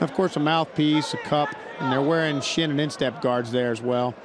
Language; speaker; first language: English; native; English